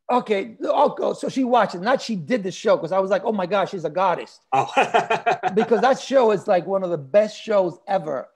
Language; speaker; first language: English; early bilingual, other home language; Spanish